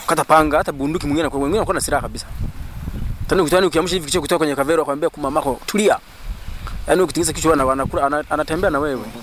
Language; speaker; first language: Swahili; non-native, local second language; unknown